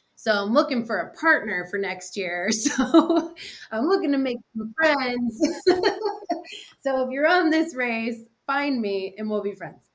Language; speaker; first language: English; native; English